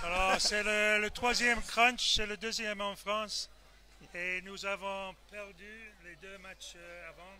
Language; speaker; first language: French; non-native, fluent; English